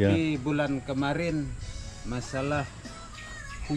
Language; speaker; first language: Indonesian; non-native, local second language; Sasak